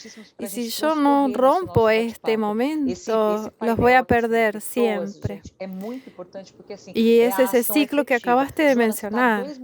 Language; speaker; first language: Spanish; non-native, fluent; Portuguese